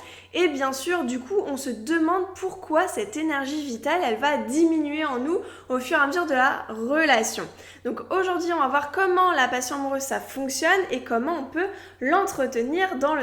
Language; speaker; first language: French; native; French